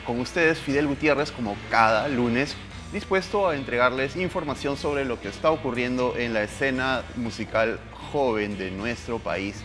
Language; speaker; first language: Spanish; native; Spanish